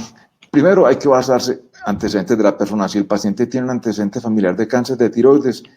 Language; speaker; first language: Spanish; native; Spanish